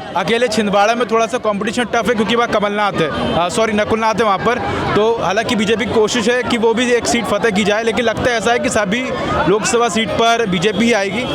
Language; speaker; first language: Hindi; native; Hindi